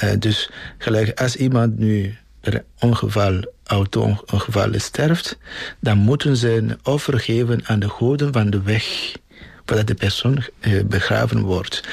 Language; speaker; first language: Dutch; non-native, fluent; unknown